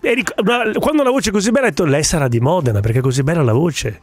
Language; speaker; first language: Italian; native; Italian